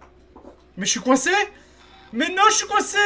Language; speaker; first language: French; native; French